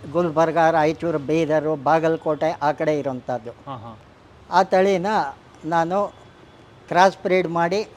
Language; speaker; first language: Kannada; non-native, local second language; Telugu